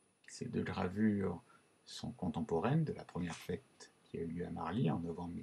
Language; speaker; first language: French; native; French